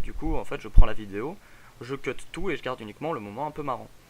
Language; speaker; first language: French; native; French